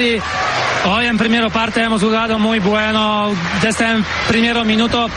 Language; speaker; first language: Spanish; non-native, learner; Polish